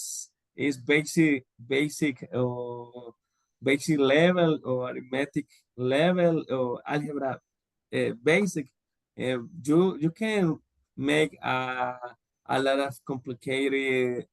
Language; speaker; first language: English; non-native, learner; Spanish